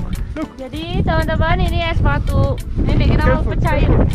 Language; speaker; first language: Indonesian; non-native, fluent; Spanish